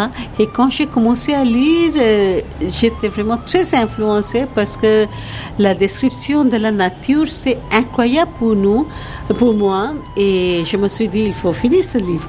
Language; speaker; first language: French; non-native, fluent; Bangla